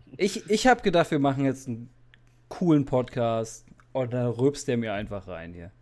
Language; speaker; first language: German; native; German